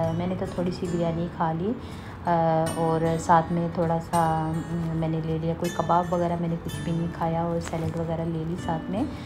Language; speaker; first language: Urdu; native; Urdu